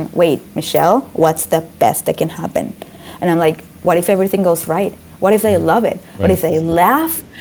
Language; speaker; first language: English; non-native, fluent; Spanish